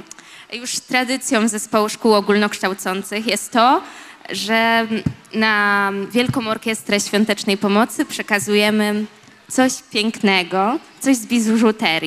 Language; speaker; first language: Polish; native; Polish